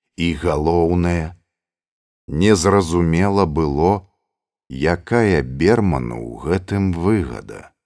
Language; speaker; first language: Belarusian; native; Belarusian